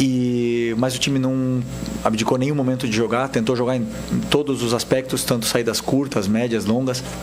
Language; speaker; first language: Portuguese; native; Portuguese